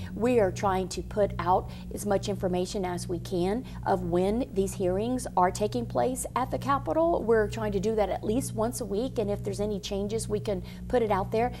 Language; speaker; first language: English; native; English